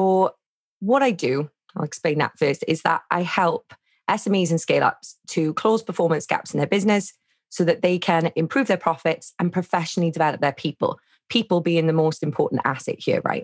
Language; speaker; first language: English; native; English